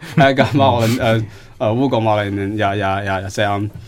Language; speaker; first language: Finnish; non-native, learner; Chinese